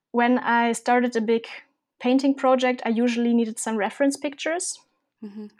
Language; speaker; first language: English; non-native, fluent; German